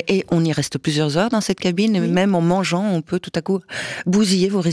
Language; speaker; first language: French; native; French